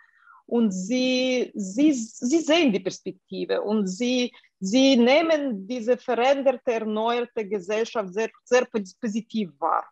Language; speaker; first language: German; non-native, fluent; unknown